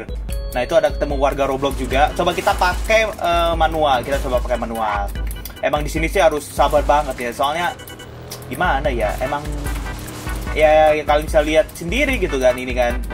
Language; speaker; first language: Indonesian; native; Indonesian